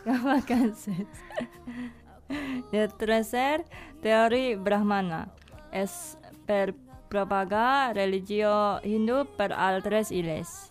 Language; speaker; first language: Catalan; non-native, learner; Indonesian